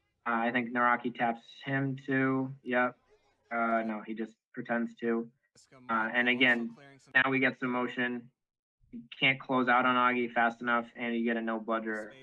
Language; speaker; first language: English; native; English